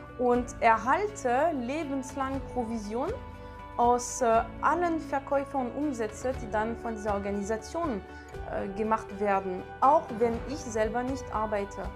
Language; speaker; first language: German; non-native, fluent; French